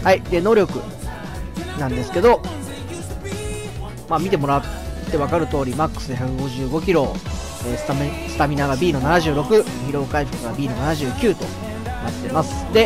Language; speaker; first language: Japanese; native; Japanese